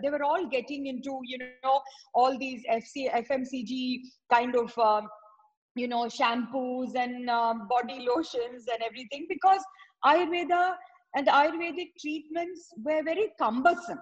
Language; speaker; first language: English; non-native, local second language; Tamil